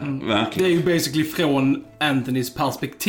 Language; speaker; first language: Swedish; native; Swedish